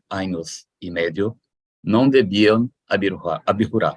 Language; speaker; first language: Spanish; non-native, fluent; Portuguese